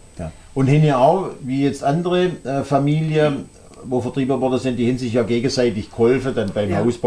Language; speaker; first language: German; native; German